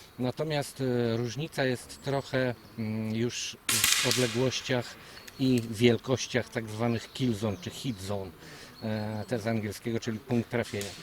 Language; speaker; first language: Polish; native; Polish